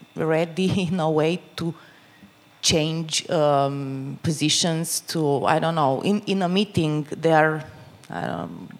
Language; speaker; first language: English; non-native, fluent; Romanian